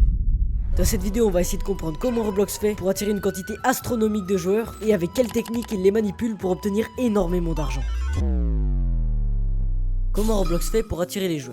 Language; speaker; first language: French; native; French